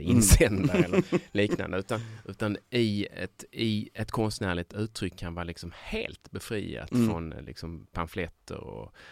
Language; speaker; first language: Swedish; native; Swedish